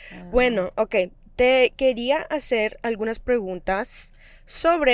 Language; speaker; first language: Spanish; early bilingual, heritage; Spanish